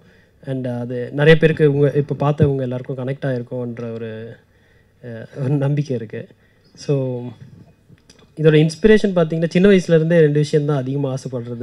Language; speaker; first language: Tamil; native; Tamil